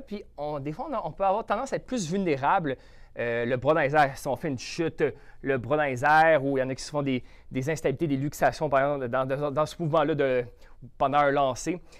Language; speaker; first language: French; native; French